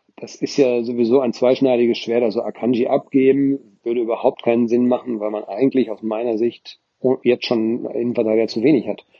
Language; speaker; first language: German; native; German